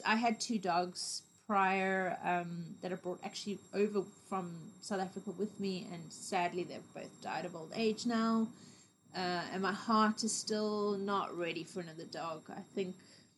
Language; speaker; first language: English; native; English